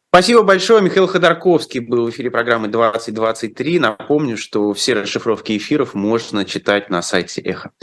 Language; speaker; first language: Russian; native; Russian